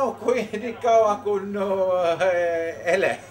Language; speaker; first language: Finnish; non-native, learner; Greek